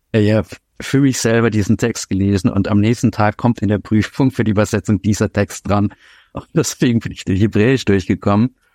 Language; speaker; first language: German; native; German